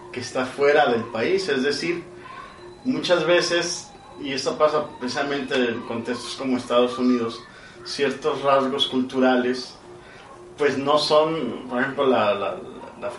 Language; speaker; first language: Spanish; native; Spanish